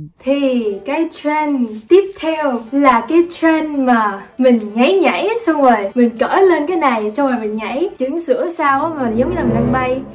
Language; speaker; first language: Vietnamese; early bilingual, other home language; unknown